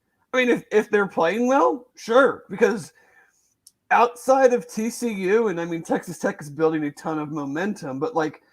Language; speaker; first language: English; native; English